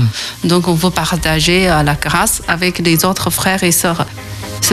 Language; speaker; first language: French; non-native, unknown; Chinese